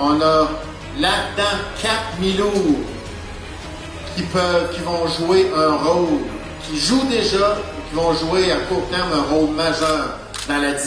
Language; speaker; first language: French; native; French